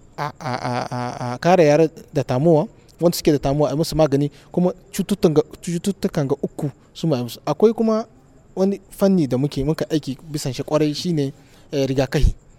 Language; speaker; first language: Hausa; non-native, local second language; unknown